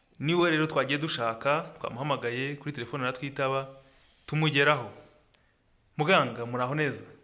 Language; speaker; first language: Kinyarwanda; native; Kinyarwanda